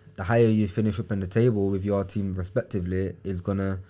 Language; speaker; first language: English; native; English